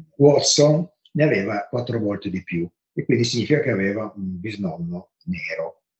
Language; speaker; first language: Italian; native; Italian